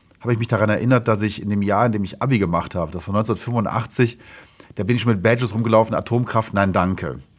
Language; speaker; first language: German; native; German